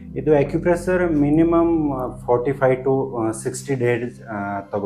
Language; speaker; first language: Kannada; non-native, local second language; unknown